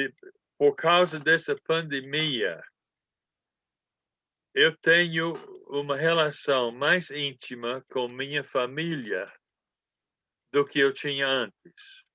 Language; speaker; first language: Portuguese; non-native, fluent; English